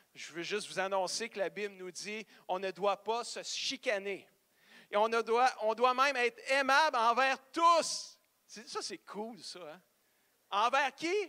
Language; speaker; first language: French; native; French